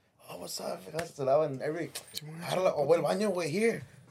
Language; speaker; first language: Spanish; early bilingual, heritage; Spanish